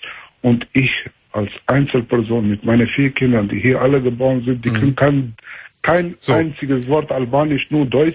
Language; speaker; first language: German; early bilingual, other home language; Albanian